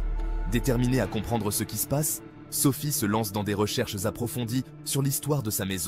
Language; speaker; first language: French; native; French